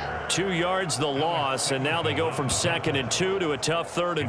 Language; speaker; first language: English; native; English